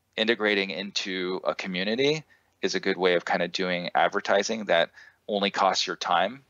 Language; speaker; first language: English; native; English